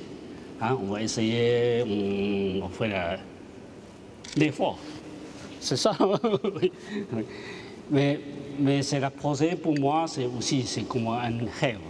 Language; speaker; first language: French; non-native, learner; Chinese